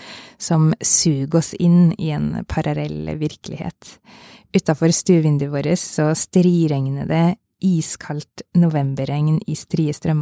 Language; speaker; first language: Norwegian; native; Norwegian